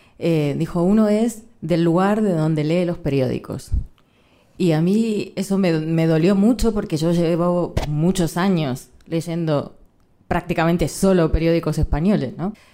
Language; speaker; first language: Spanish; native; Spanish